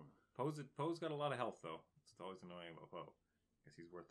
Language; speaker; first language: English; native; English